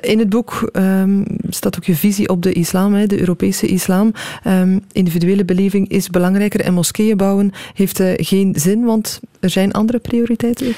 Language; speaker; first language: Dutch; native; Dutch